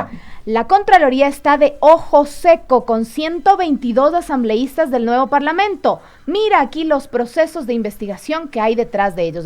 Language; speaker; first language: Spanish; native; Spanish